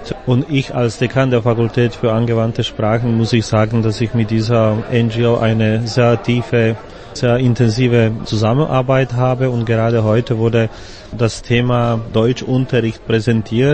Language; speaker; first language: German; non-native, fluent; Slovak